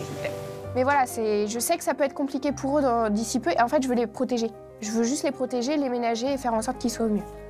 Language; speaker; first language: French; native; French